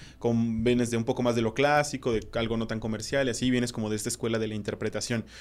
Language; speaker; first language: Spanish; native; Spanish